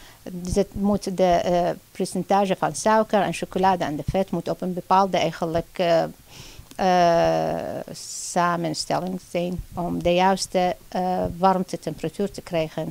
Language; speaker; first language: Dutch; non-native, fluent; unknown